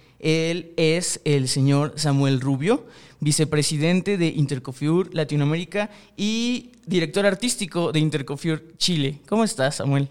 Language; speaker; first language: Spanish; native; Spanish